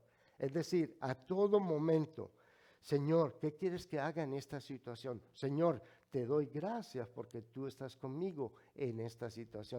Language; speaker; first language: Spanish; native; Spanish